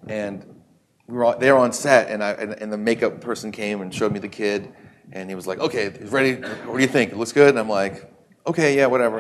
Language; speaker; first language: English; native; English